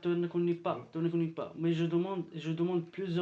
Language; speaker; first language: French; non-native, learner; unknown